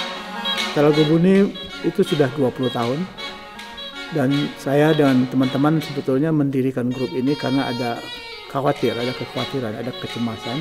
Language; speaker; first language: Indonesian; non-native, local second language; Minangkabau